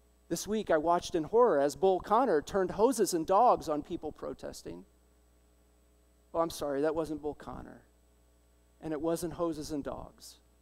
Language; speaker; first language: English; native; English